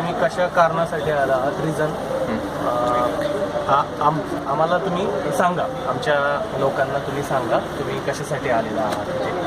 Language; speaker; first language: Marathi; native; Marathi